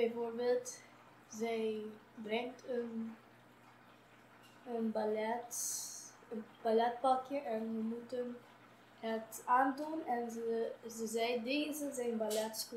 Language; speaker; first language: Dutch; non-native, local second language; Papiamento